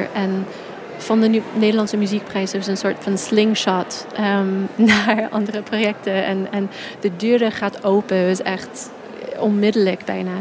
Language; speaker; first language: Dutch; non-native, fluent; English